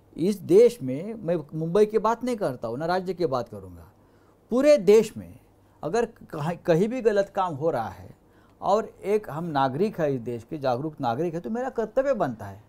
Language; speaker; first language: Hindi; non-native, local second language; Marathi